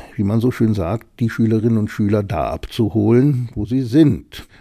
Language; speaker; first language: German; native; German